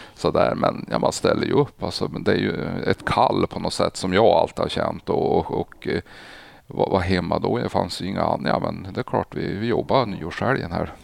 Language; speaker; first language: Swedish; native; Swedish